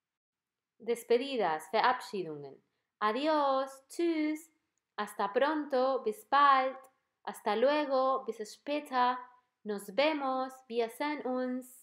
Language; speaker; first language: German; non-native, fluent; Spanish